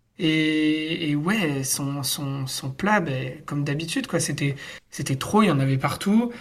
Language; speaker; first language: French; native; French